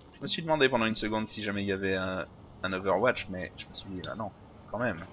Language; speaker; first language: French; native; French